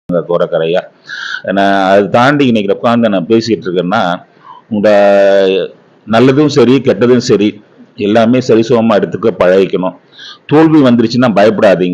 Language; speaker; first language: Tamil; native; Tamil